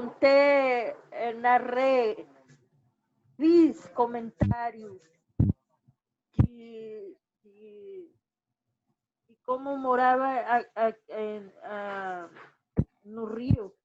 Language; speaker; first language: Portuguese; non-native, learner; Spanish